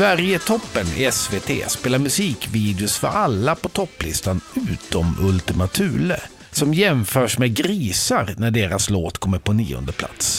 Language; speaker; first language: Swedish; native; Swedish